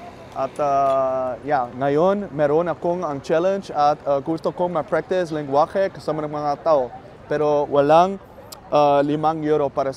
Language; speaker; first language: Filipino; non-native, learner; Dutch